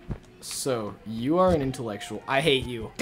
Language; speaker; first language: English; native; English